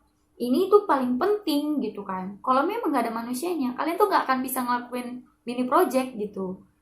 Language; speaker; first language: Indonesian; native; Indonesian